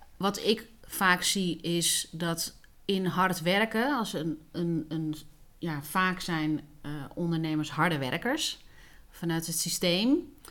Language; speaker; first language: Dutch; early bilingual, other home language; Spanish